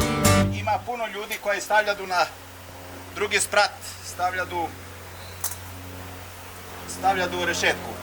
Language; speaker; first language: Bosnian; early bilingual, heritage; Serbian